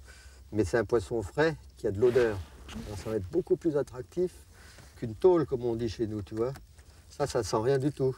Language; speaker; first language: French; native; French